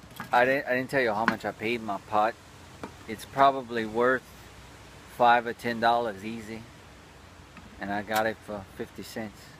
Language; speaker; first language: English; early bilingual, other home language; French